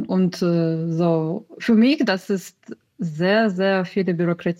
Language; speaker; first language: German; non-native, learner; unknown